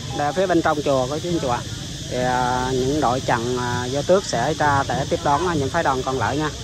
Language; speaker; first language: Vietnamese; non-native, local second language; Khmer